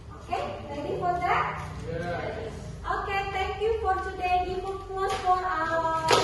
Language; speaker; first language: English; non-native, fluent; Indonesian